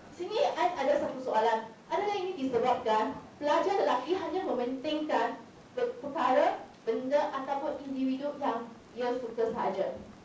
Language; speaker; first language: Malay; non-native, local second language; Chinese